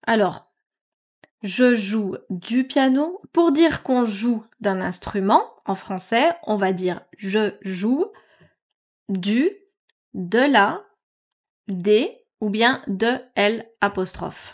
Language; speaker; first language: French; native; French